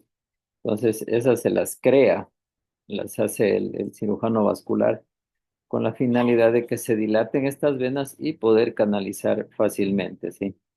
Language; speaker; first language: Spanish; native; Spanish